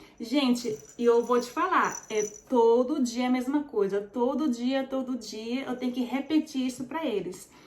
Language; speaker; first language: Portuguese; early bilingual, heritage; Portuguese